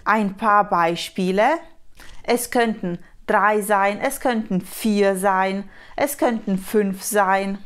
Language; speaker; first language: German; non-native, fluent; Romanian